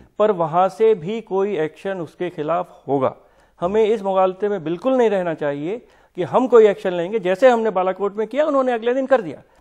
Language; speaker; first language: Hindi; native; Hindi